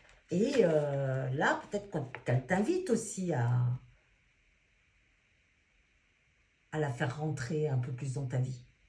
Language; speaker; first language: French; native; French